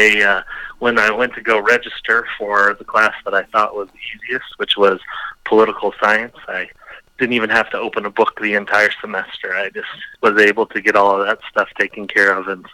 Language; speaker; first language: English; native; English